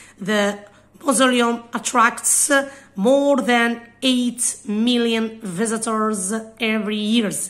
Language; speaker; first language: English; non-native, fluent; Arabic